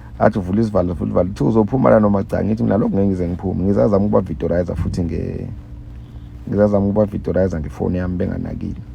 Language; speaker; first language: Zulu; native; Zulu